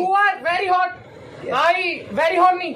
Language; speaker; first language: English; non-native, local second language; Hindi